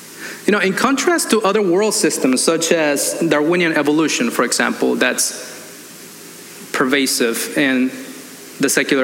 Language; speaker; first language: English; non-native, fluent; Spanish